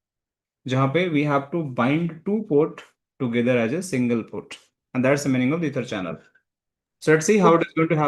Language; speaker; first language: English; non-native, local second language; Hindi